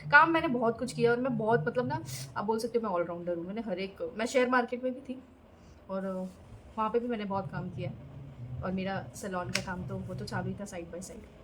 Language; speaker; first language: Hindi; native; Hindi